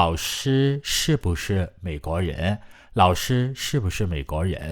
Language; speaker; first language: Chinese; non-native, fluent; Burmese